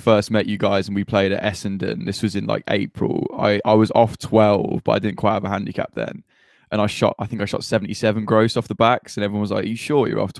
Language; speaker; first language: English; native; English